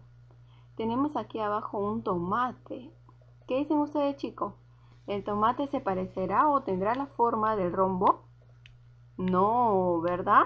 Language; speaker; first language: Spanish; native; Spanish